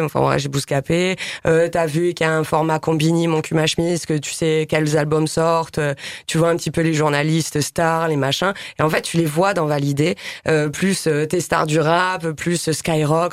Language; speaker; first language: French; native; French